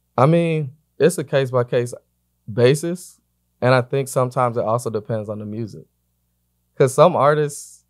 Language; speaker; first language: English; native; English